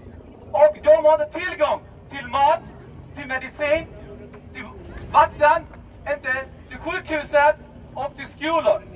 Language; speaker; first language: Swedish; non-native, learner; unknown